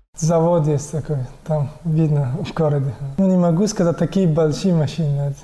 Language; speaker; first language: Russian; non-native, local second language; Tajik